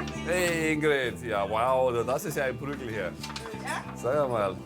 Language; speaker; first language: German; native; German